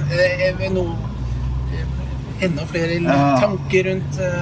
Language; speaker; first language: Norwegian; native; Norwegian